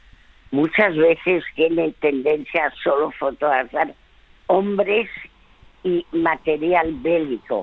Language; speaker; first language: Spanish; early bilingual, other home language; French